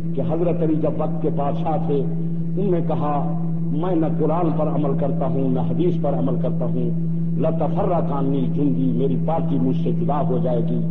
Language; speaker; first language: Urdu; non-native, local second language; Saraiki